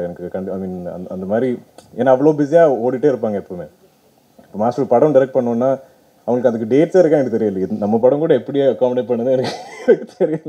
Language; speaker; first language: Tamil; non-native, local second language; Malayalam